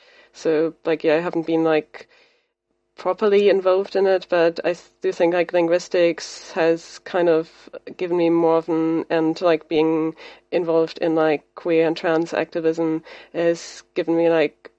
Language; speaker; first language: English; non-native, fluent; German